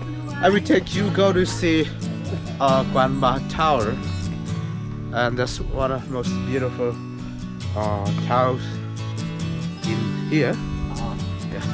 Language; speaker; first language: English; non-native, learner; Vietnamese